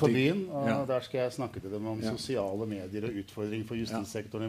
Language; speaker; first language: Norwegian; native; Norwegian